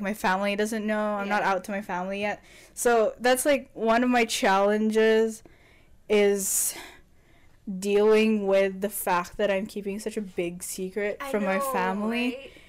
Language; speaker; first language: English; non-native, local second language; Filipino